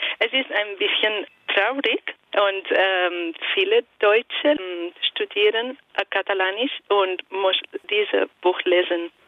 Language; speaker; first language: German; non-native, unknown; Italian